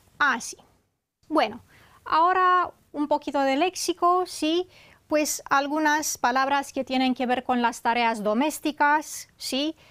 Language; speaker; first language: Spanish; non-native, fluent; Romanian